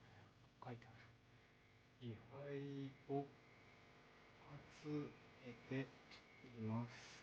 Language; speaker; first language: Japanese; native; Japanese